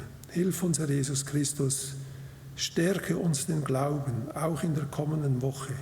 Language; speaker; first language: German; native; German